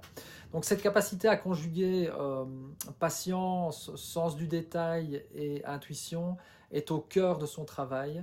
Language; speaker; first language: French; native; French